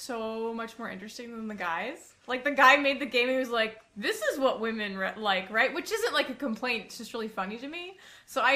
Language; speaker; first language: English; native; English